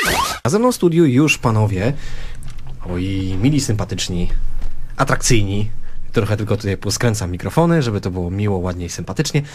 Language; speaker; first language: Polish; native; Polish